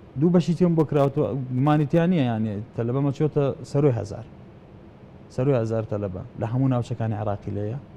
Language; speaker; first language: Central Kurdish; native; Central Kurdish